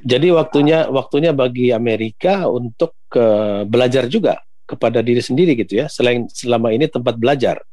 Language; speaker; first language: Indonesian; native; Indonesian